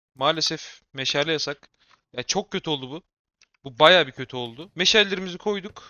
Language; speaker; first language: Turkish; native; Turkish